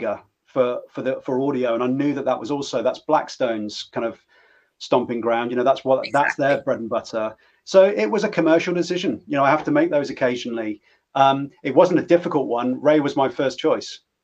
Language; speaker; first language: English; native; English